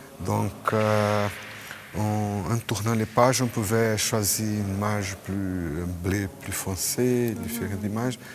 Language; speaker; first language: French; non-native, fluent; Portuguese